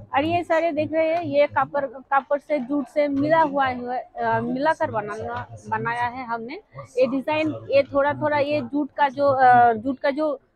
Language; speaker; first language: Hindi; non-native, local second language; Bangla